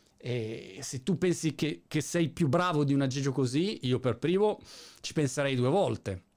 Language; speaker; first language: Italian; native; Italian